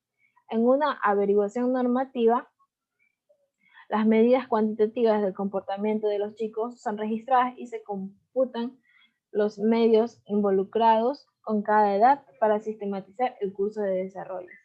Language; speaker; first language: Spanish; native; Spanish